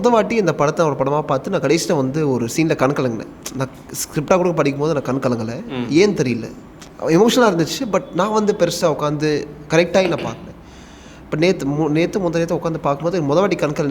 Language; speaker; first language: Tamil; native; Tamil